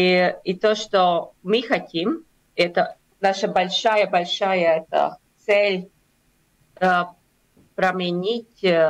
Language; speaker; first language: Russian; non-native, local second language; Latvian